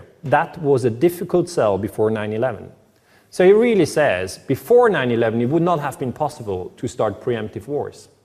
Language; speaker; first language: English; non-native, fluent; German